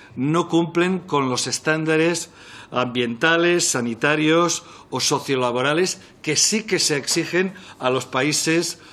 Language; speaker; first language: Spanish; native; Spanish